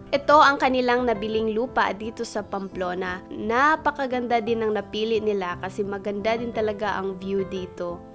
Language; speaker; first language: Filipino; non-native, local second language; Cebuano